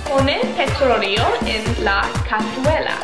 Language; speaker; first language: Spanish; non-native, learner; English